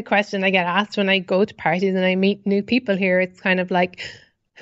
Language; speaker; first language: English; native; English